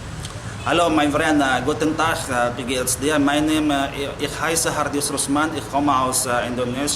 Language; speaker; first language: German; non-native, learner; Indonesian